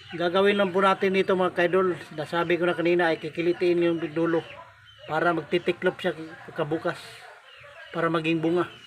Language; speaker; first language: Filipino; non-native, local second language; Cebuano